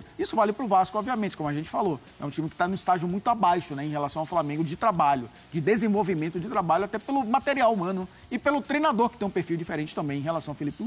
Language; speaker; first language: Portuguese; native; Portuguese